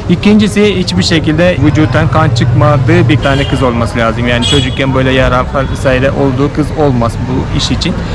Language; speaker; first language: Turkish; non-native, fluent; Hindi